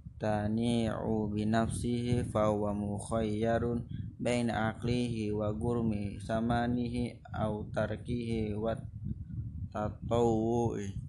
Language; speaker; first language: Arabic; non-native, learner; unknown